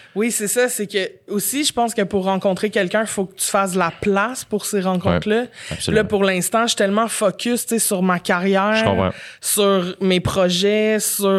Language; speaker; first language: French; native; French